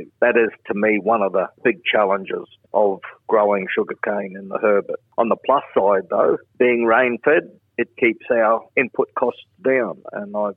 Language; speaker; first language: English; native; English